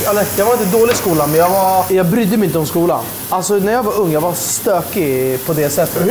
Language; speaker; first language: Swedish; early bilingual, other home language; Persian